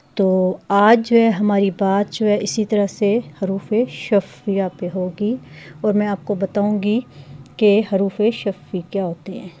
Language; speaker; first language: Urdu; native; Urdu